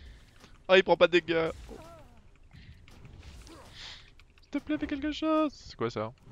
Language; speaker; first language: French; native; French